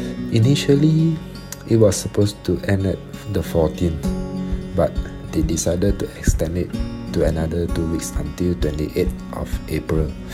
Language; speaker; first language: English; non-native, local second language; Chinese